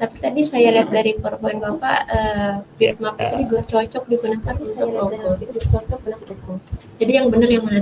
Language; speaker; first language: Indonesian; native; Indonesian